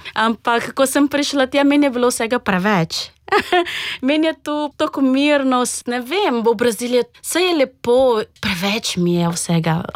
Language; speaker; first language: Slovenian; non-native, fluent; Portuguese